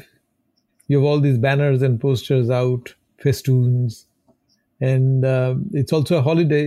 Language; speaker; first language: English; non-native, local second language; Bangla